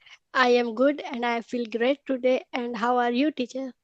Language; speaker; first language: English; non-native, learner; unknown